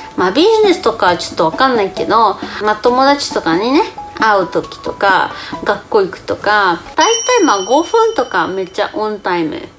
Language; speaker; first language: Japanese; non-native, fluent; Spanish